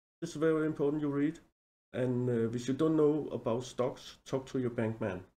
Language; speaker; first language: English; non-native, learner; Danish